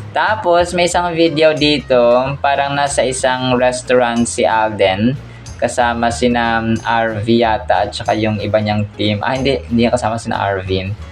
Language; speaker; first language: Filipino; non-native, local second language; Cebuano